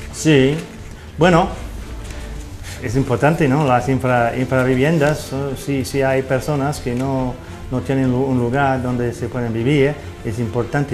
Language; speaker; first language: Spanish; non-native, fluent; English